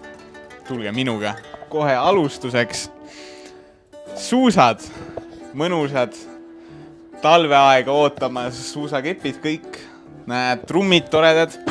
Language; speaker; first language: Estonian; native; Estonian